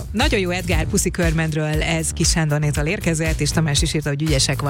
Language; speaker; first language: Hungarian; native; Hungarian